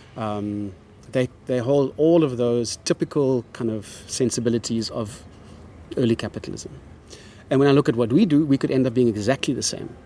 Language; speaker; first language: English; native; English